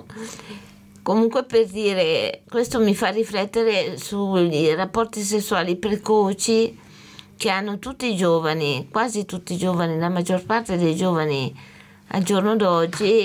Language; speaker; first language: Italian; native; Italian